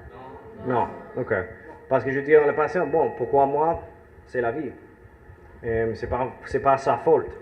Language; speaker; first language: French; non-native, learner; English